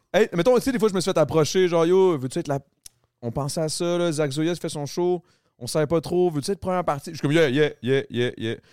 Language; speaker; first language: French; native; French